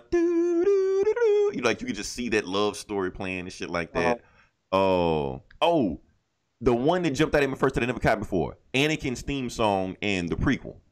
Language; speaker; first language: English; native; English